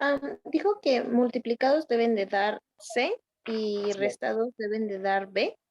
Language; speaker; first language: Spanish; native; Spanish